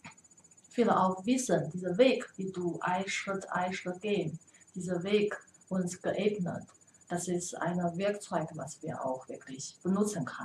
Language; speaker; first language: German; non-native, learner; Chinese